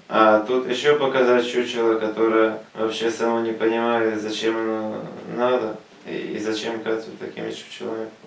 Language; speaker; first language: Russian; native; Russian